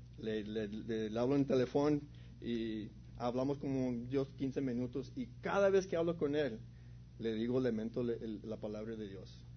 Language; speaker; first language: Spanish; early bilingual, heritage; Spanish